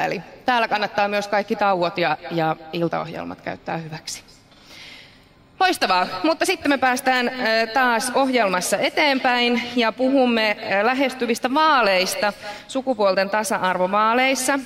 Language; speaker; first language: Finnish; native; Finnish